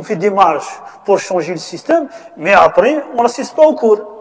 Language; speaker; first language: French; non-native, local second language; Arabic